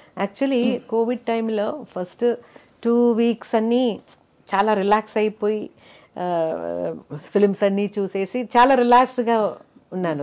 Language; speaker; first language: Telugu; non-native, local second language; Malayalam